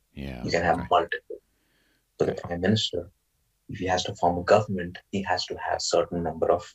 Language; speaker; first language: English; non-native, local second language; Marathi